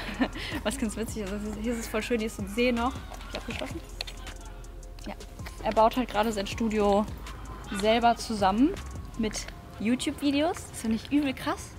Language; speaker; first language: German; native; German